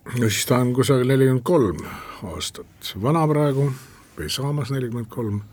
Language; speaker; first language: Estonian; native; Estonian